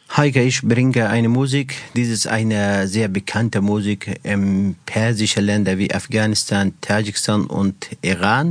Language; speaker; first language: German; non-native, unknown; Persian